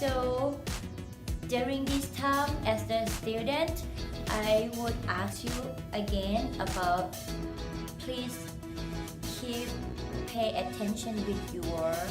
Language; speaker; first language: English; non-native, fluent; Thai